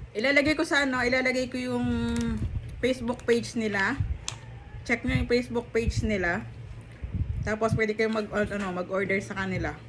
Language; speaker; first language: Filipino; native; Filipino